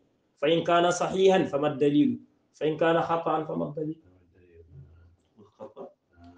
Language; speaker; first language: Arabic; non-native, fluent; Wolof